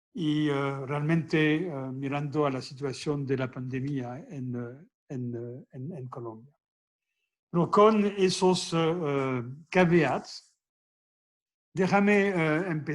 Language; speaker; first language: Spanish; non-native, fluent; French